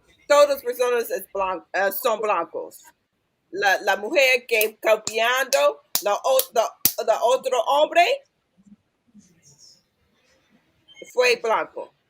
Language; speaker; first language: Spanish; non-native, learner; English